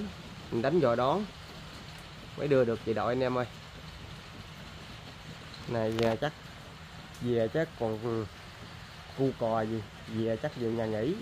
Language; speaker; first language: Vietnamese; native; Vietnamese